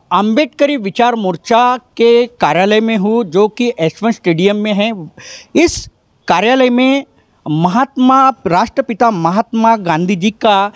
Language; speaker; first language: Hindi; non-native, local second language; Marathi